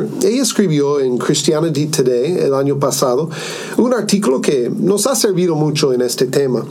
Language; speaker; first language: Spanish; non-native, fluent; English